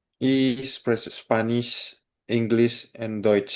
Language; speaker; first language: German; non-native, learner; Indonesian